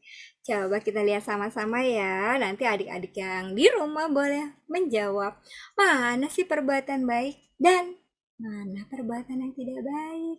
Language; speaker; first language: Indonesian; native; Indonesian